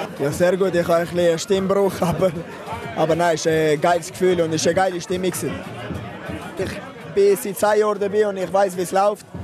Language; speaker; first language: German; non-native, fluent; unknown